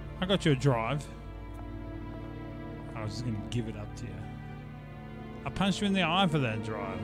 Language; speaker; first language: English; native; English